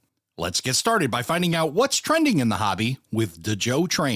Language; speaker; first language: English; native; English